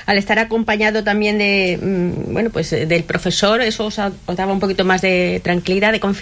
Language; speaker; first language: Spanish; native; Spanish